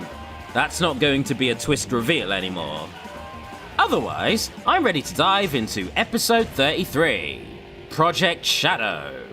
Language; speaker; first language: English; native; English